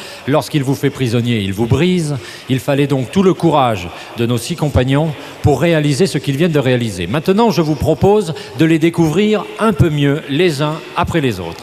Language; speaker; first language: French; native; French